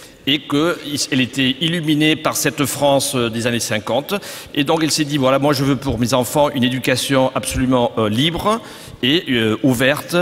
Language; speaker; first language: French; non-native, fluent; Catalan